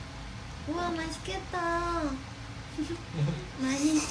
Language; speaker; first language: Korean; non-native, learner; Japanese